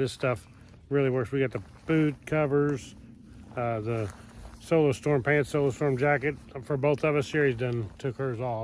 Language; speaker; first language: English; native; English